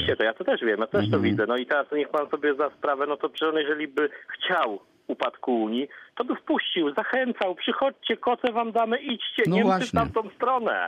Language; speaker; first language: Polish; native; Polish